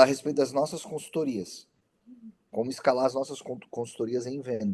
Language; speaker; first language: Portuguese; native; Portuguese